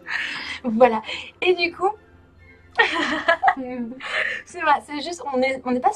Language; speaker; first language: French; native; French